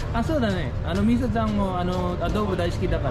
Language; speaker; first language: Japanese; non-native, learner; Filipino